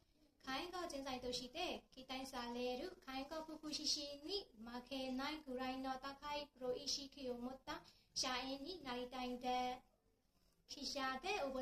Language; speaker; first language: Japanese; non-native, learner; Burmese